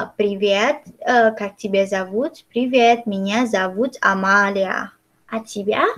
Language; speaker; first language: Russian; non-native, learner; Indonesian